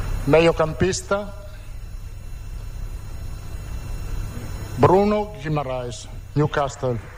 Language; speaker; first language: Portuguese; non-native, fluent; Italian